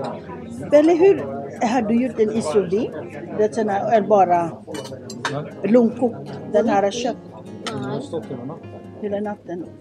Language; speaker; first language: Swedish; non-native, learner; Filipino